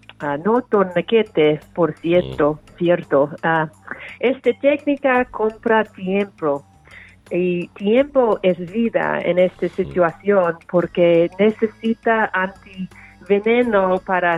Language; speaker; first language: Spanish; non-native, learner; English